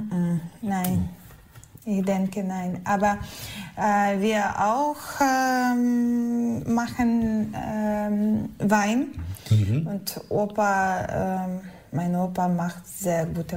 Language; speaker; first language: German; non-native, learner; Ukrainian